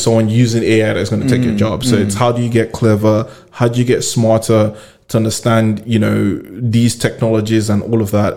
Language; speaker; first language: English; non-native, local second language; Yoruba